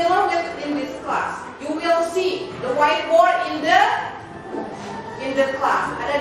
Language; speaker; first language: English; non-native, learner; Indonesian